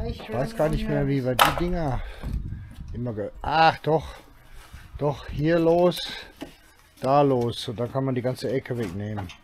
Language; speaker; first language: German; native; German